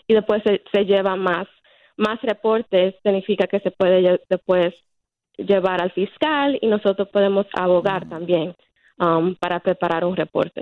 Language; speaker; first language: Spanish; early bilingual, heritage; Spanish